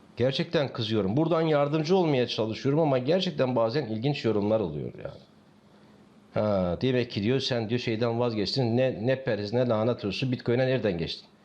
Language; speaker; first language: Turkish; native; Turkish